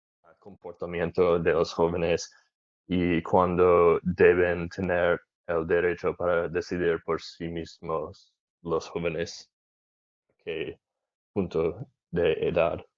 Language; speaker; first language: Spanish; non-native, learner; English